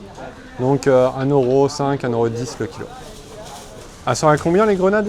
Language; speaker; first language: French; native; French